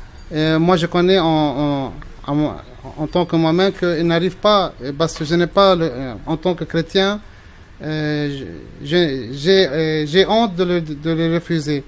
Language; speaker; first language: French; non-native, local second language; Arabic